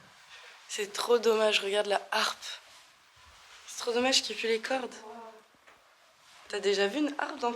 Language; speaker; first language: French; native; French